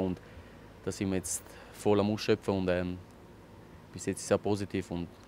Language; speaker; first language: German; early bilingual, other home language; Albanian